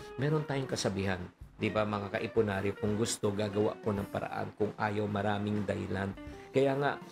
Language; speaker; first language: Filipino; native; Filipino